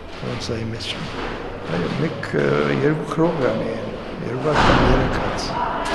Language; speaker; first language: Armenian; early bilingual, heritage; Armenian